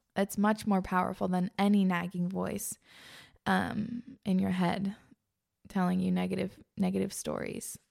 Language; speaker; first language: English; native; English